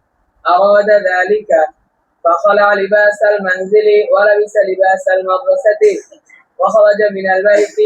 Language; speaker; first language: Arabic; non-native, learner; Bangla